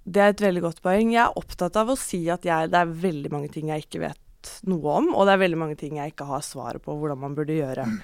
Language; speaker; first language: Norwegian; native; Norwegian